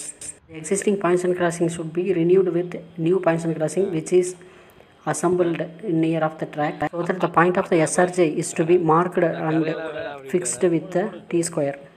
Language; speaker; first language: English; non-native, local second language; Tamil